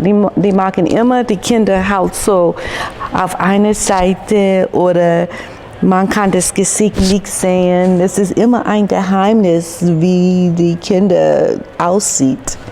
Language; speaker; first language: German; non-native, learner; English